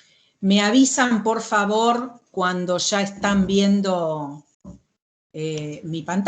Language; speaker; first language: Spanish; native; Spanish